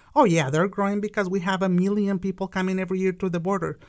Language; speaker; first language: English; non-native, fluent; Spanish